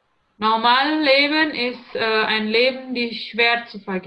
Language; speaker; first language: German; non-native, learner; Indonesian